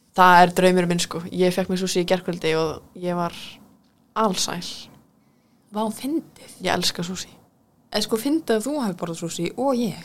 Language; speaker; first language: Icelandic; early bilingual, heritage; Icelandic